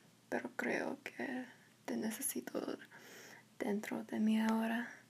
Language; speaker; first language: Spanish; non-native, learner; English